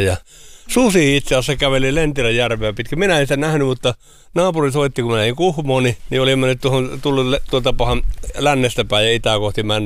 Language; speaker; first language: Finnish; native; Finnish